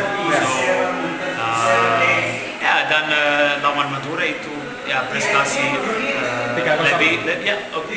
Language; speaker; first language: Indonesian; non-native, learner; Bosnian